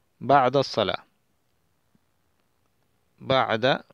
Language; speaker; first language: Arabic; non-native, fluent; Spanish